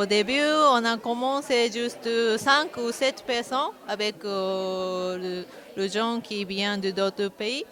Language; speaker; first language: French; non-native, learner; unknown